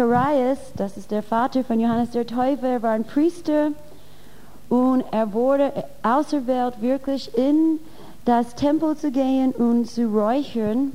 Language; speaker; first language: German; non-native, fluent; English